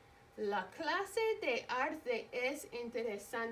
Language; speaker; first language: Spanish; non-native, fluent; English